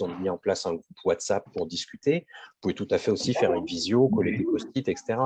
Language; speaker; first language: French; native; French